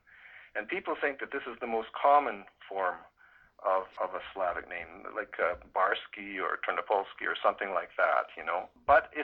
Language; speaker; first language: English; native; English